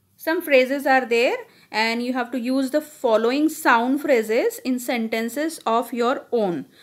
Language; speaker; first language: English; non-native, local second language; Hindi